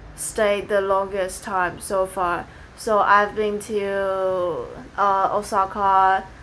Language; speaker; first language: English; non-native, fluent; Chinese